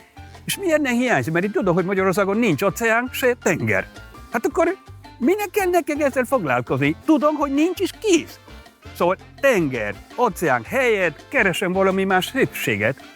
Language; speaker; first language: Hungarian; non-native, fluent; Spanish